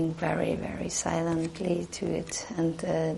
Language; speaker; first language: English; non-native, fluent; German